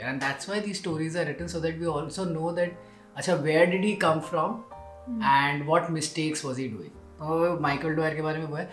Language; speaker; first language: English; non-native, local second language; Hindi